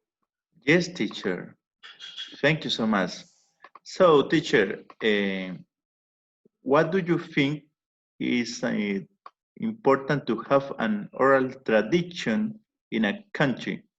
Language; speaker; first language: English; non-native, learner; Spanish